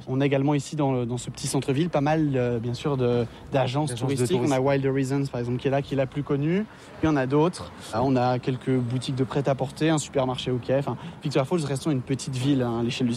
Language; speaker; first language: French; native; French